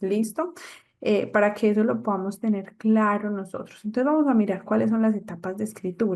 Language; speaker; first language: Spanish; native; Spanish